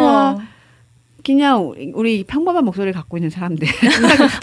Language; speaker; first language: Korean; non-native, learner; Chinese